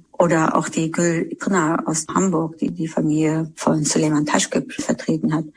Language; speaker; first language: German; early bilingual, other home language; Turkish